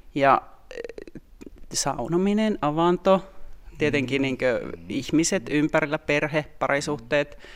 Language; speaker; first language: Finnish; native; Finnish